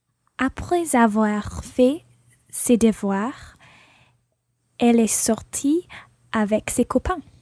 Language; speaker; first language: French; non-native, learner; English